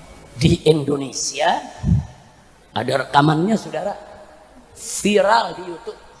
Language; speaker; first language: Indonesian; native; Indonesian